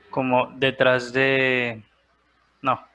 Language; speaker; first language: Spanish; native; Spanish